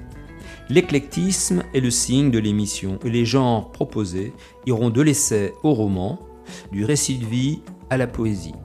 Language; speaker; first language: French; native; French